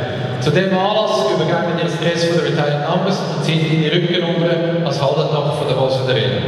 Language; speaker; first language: German; native; German